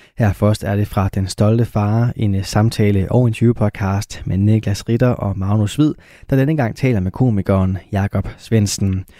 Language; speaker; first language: Danish; native; Danish